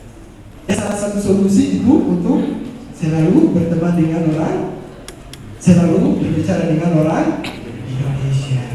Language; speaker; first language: Indonesian; non-native, fluent; Ganda